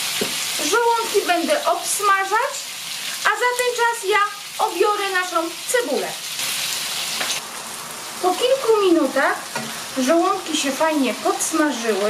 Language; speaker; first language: Polish; native; Polish